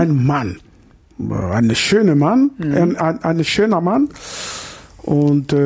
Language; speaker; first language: German; non-native, learner; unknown